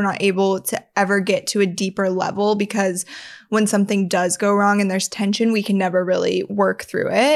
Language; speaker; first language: English; native; English